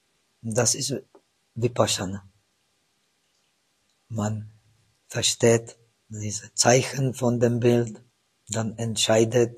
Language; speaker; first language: German; non-native, fluent; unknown